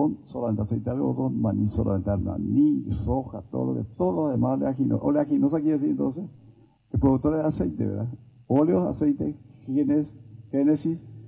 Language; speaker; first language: Spanish; native; Spanish